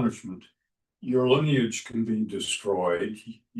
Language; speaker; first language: English; native; English